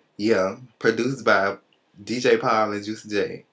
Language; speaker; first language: English; native; English